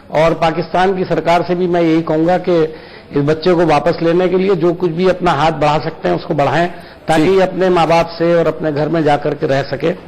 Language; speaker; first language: Hindi; native; Hindi